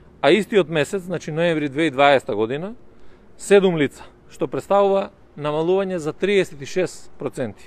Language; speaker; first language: Macedonian; native; Macedonian